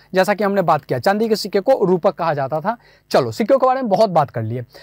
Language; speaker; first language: Hindi; native; Hindi